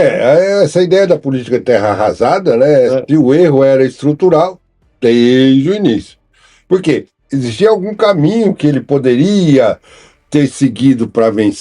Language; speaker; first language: Portuguese; native; Portuguese